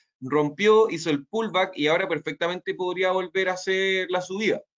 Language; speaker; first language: Spanish; native; Spanish